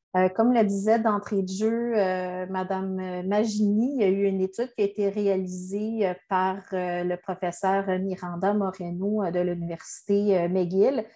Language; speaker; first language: French; native; French